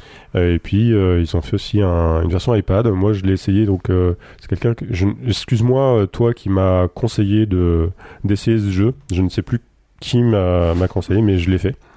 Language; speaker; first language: French; native; French